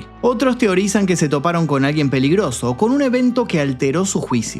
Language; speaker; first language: Spanish; native; Spanish